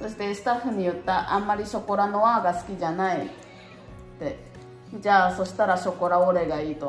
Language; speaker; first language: Japanese; native; Japanese